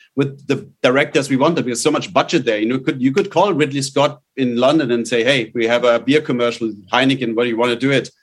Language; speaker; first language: English; non-native, fluent; German